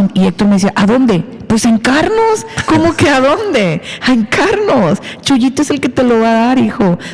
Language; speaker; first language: Spanish; native; Spanish